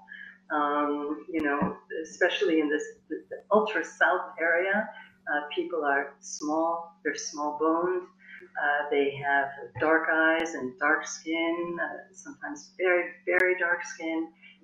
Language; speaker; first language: English; native; English